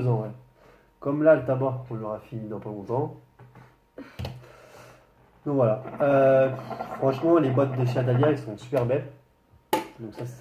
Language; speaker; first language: French; native; French